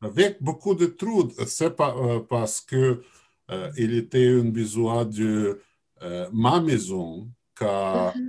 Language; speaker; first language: French; non-native, learner; Russian